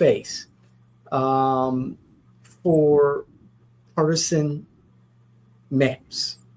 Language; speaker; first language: English; native; English